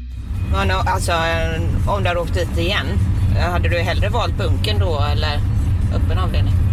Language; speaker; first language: Swedish; native; Swedish